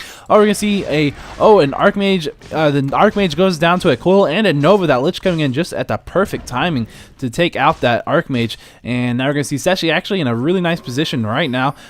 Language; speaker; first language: English; native; English